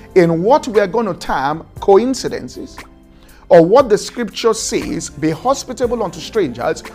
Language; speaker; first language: English; non-native, local second language; Yoruba